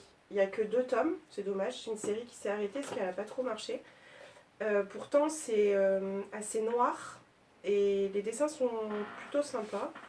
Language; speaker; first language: French; native; French